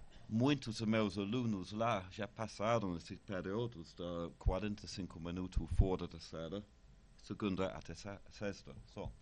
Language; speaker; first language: Portuguese; non-native, fluent; English